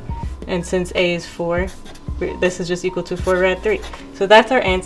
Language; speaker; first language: English; native; English